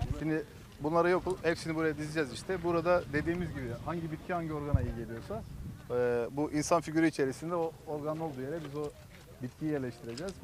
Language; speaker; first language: Turkish; native; Turkish